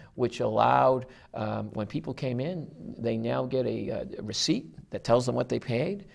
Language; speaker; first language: English; native; English